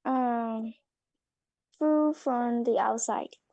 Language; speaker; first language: English; non-native, learner; Indonesian